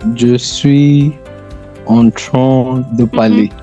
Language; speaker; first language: French; non-native, learner; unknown